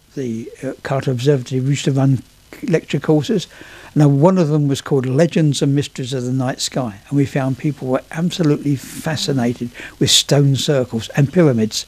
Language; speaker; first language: English; native; English